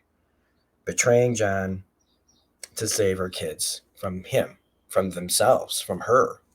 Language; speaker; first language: English; native; English